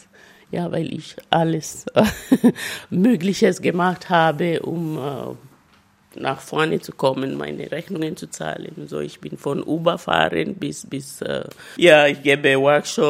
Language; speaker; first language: German; non-native, fluent; Luyia